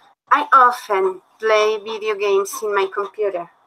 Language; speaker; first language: English; non-native, learner; Spanish